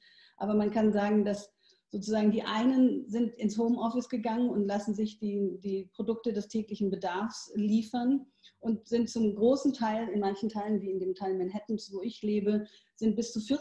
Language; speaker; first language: German; native; German